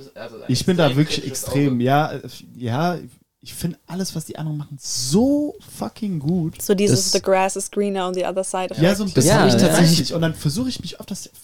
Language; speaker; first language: German; non-native, fluent; French